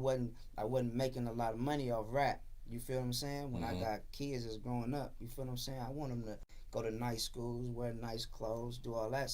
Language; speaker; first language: English; native; English